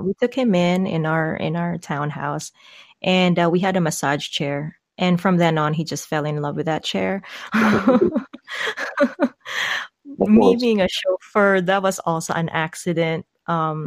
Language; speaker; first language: English; non-native, local second language; Filipino